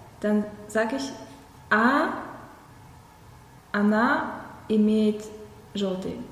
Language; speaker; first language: German; non-native, fluent; Russian